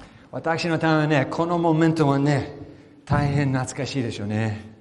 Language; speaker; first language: Japanese; early bilingual, other home language; English